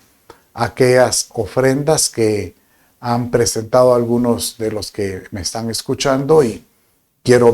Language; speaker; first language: Spanish; native; Spanish